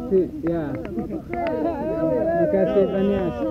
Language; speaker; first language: Indonesian; non-native, learner; Arabic